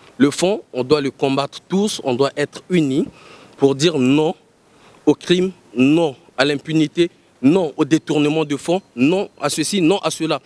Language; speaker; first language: French; non-native, local second language; Lingala